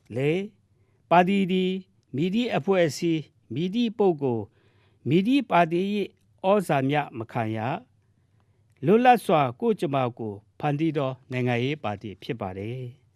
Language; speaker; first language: Burmese; non-native, local second language; Kachin